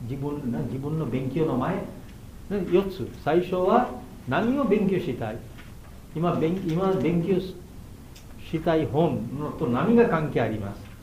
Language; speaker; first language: Japanese; non-native, learner; Bangla